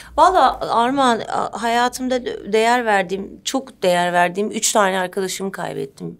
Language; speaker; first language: Turkish; native; Turkish